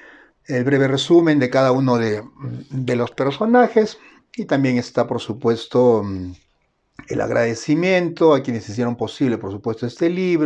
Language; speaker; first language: Spanish; native; Spanish